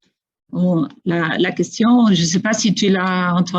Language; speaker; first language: French; non-native, fluent; Spanish